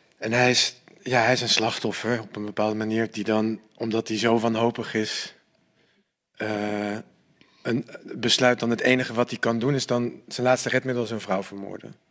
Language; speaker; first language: Dutch; native; Dutch